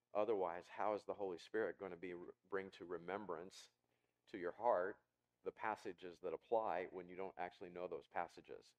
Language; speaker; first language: English; native; English